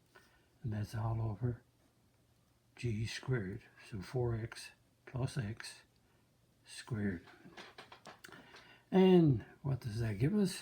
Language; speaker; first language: English; native; English